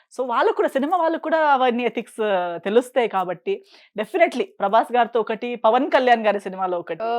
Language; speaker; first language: Telugu; non-native, fluent; Konkani